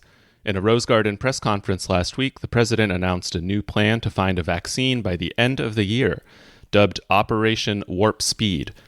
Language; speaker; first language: English; native; English